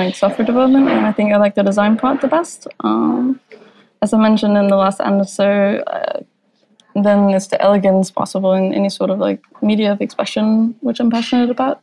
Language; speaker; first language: English; non-native, fluent; Danish